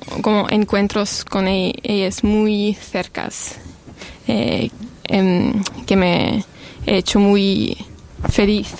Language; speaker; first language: Spanish; non-native, learner; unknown